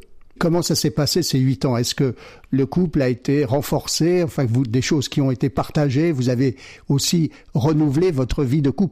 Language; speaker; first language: French; native; French